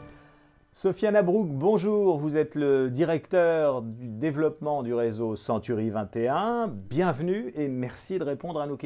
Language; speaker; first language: French; native; French